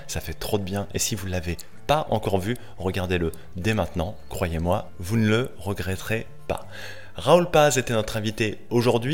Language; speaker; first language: French; native; French